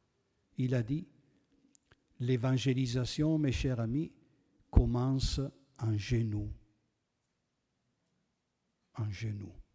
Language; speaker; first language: French; non-native, fluent; Italian